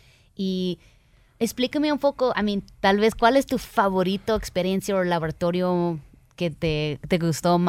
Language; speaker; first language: Spanish; early bilingual, heritage; Spanish